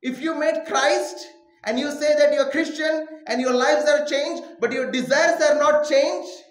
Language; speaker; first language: English; non-native, local second language; Marathi